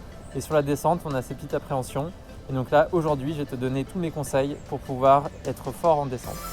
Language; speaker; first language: French; native; French